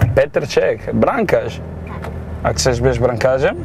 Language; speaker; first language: Polish; non-native, learner; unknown